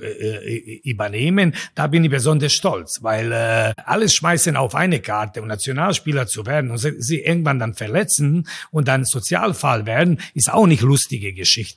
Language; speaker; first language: German; non-native, fluent; Croatian